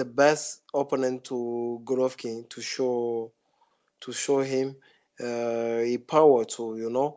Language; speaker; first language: English; non-native, fluent; French